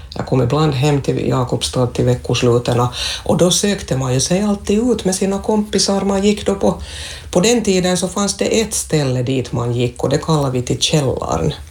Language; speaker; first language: Swedish; native; Swedish